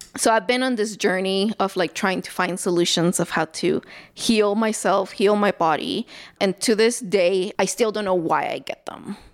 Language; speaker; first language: English; early bilingual, other home language; Spanish